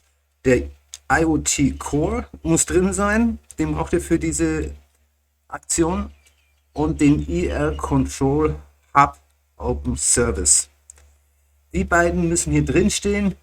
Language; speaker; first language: German; native; German